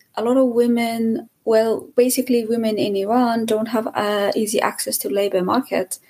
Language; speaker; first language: English; non-native, fluent; Persian